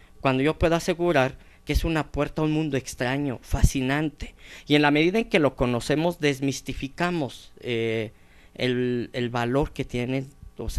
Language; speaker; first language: Spanish; native; Spanish